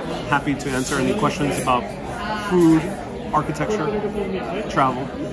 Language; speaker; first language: English; native; English